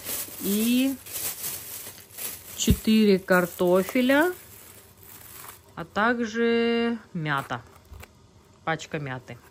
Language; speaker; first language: Russian; native; Russian